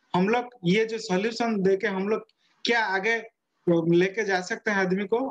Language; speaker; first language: Hindi; non-native, local second language; Odia